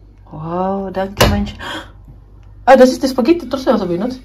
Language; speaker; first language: German; non-native, learner; Cebuano